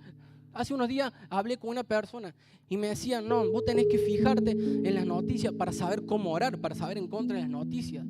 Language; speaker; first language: Spanish; native; Spanish